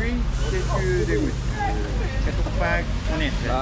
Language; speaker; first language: French; non-native, learner; Spanish